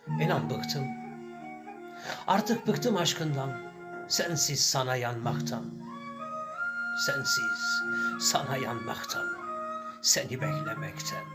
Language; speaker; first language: Turkish; native; Turkish